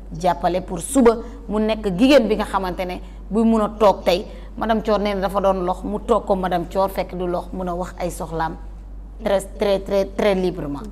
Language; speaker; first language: Wolof; non-native, local second language; Jola-Fonyi